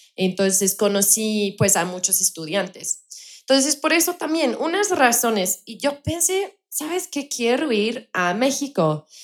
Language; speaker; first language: Spanish; non-native, fluent; English